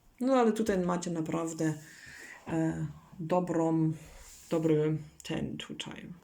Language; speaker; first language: Polish; non-native, learner; German